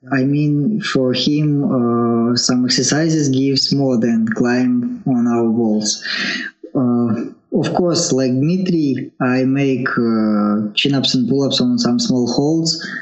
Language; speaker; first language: English; non-native, learner; Russian